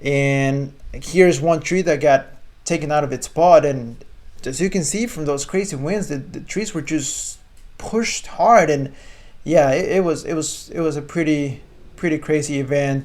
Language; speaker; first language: English; non-native, fluent; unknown